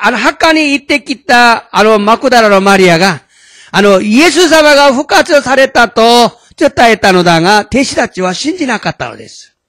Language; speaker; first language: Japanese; non-native, fluent; Korean